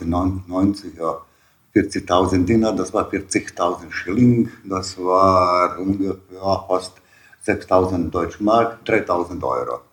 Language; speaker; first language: German; non-native, learner; Bosnian